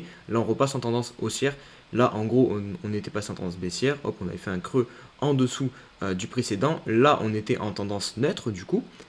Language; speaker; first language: French; native; French